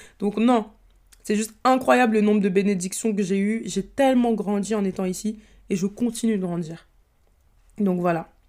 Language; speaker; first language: French; early bilingual, other home language; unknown